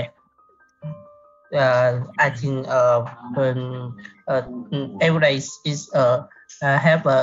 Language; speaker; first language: English; non-native, learner; Vietnamese